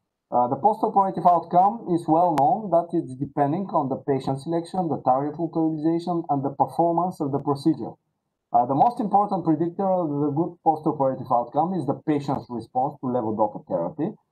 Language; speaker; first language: English; non-native, fluent; Bulgarian